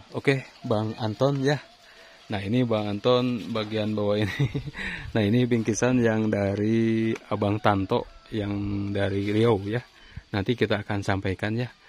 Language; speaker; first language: Indonesian; non-native, local second language; Sundanese